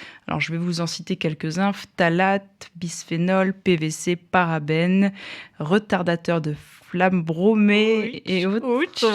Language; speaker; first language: French; native; French